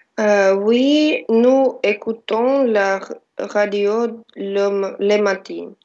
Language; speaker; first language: French; non-native, learner; Russian